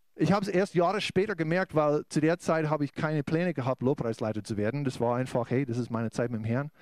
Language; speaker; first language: German; non-native, fluent; English